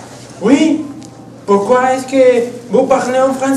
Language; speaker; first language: French; non-native, learner; Spanish